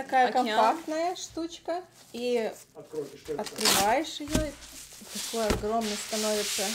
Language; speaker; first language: Russian; native; Russian